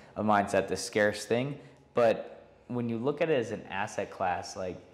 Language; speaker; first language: English; native; English